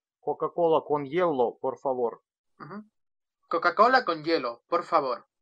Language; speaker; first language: Spanish; non-native, fluent; Russian